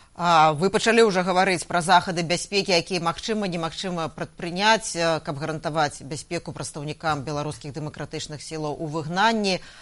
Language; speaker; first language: Belarusian; non-native, local second language; Russian